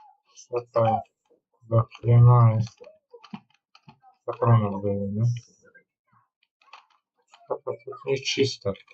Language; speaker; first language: Russian; native; Russian